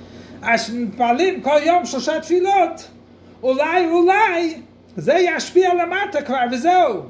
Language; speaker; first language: Hebrew; non-native, fluent; English